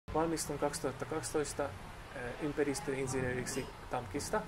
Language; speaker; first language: Finnish; non-native, learner; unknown